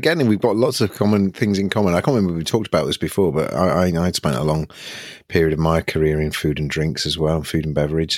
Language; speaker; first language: English; native; English